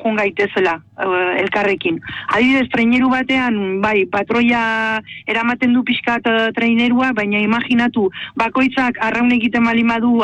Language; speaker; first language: Basque; native; Basque